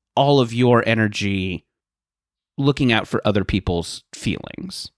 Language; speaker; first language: English; native; English